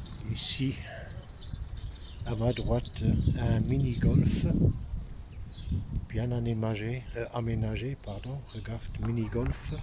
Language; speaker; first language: French; non-native, fluent; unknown